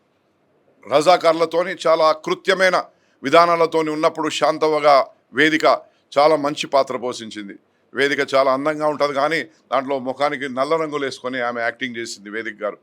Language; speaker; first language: Telugu; native; Telugu